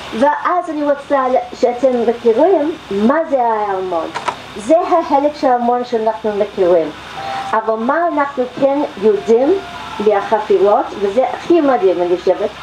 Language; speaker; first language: Hebrew; non-native, fluent; English